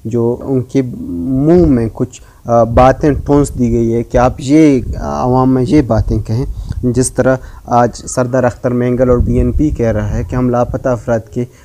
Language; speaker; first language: Urdu; non-native, local second language; Baluchi